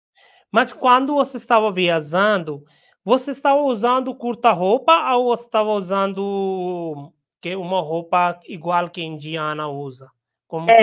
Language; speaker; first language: Portuguese; non-native, learner; Hindi